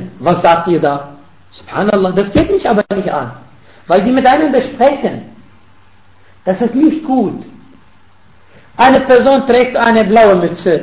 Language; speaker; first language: German; non-native, fluent; Arabic